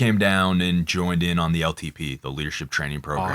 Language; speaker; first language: English; native; English